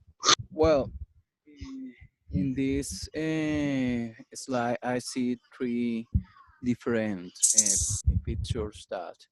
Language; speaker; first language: English; non-native, learner; Spanish